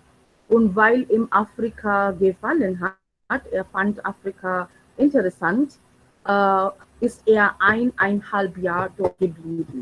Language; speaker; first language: German; non-native, fluent; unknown